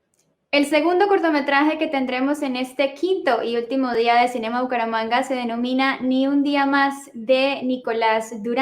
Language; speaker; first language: Spanish; native; Spanish